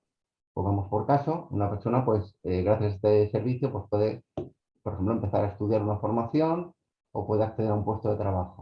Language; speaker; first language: Spanish; native; Spanish